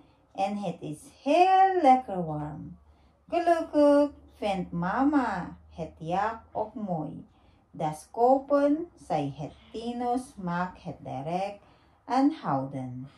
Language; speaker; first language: Dutch; non-native, learner; Filipino